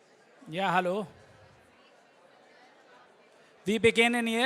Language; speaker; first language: German; non-native, learner; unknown